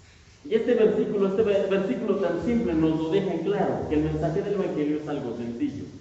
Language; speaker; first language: Spanish; native; Spanish